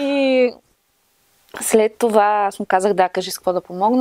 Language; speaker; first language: Bulgarian; native; Bulgarian